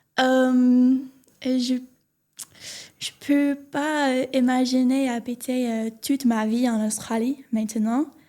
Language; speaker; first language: French; non-native, learner; English